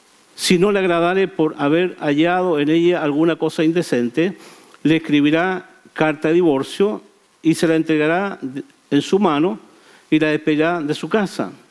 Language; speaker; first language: Spanish; native; Spanish